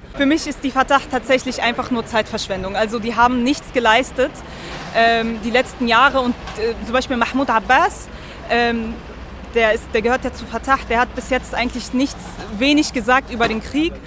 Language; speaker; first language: German; early bilingual, other home language; Arabic